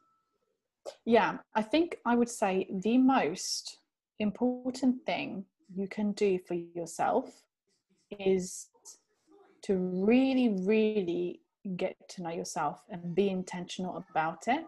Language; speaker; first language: English; early bilingual, other home language; Italian